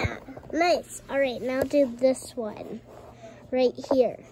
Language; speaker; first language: English; native; English